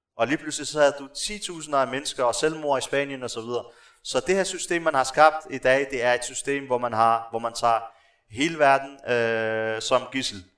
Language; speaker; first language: Danish; non-native, local second language; Arabic